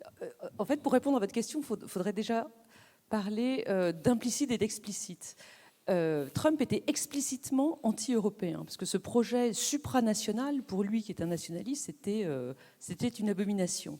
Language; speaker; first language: French; native; French